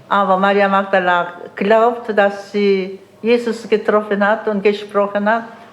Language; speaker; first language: German; non-native, fluent; Korean